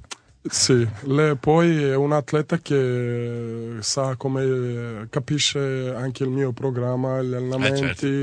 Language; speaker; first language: Italian; non-native, fluent; Serbian